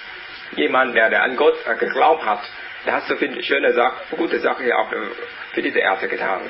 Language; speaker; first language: German; non-native, learner; Vietnamese